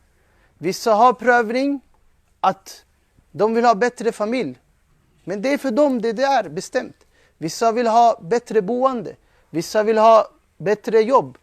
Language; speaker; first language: Swedish; non-native, fluent; Urdu